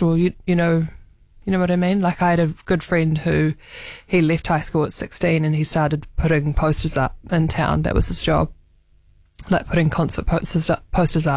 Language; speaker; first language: English; native; English